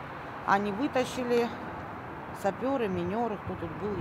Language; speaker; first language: Russian; native; Russian